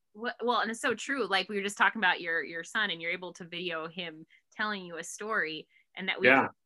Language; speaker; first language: English; native; English